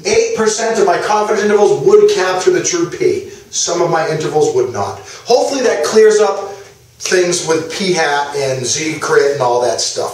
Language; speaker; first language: English; native; English